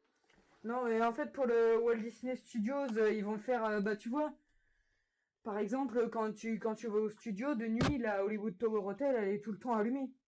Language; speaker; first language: French; native; French